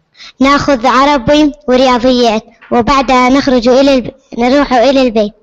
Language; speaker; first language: Arabic; native; Arabic